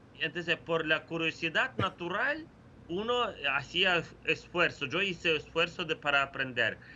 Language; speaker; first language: Spanish; non-native, fluent; Ukrainian